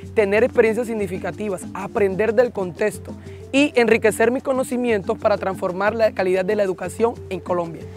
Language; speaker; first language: Spanish; native; Spanish